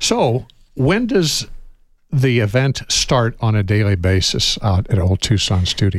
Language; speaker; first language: English; native; English